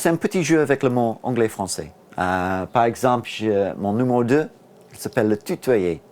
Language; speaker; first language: French; non-native, learner; English